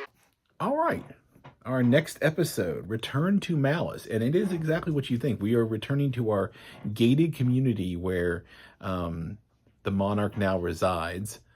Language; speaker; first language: English; native; English